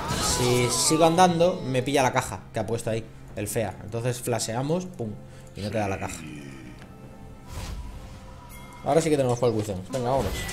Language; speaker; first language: Spanish; native; Spanish